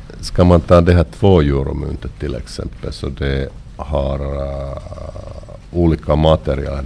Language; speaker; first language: Swedish; non-native, local second language; Finnish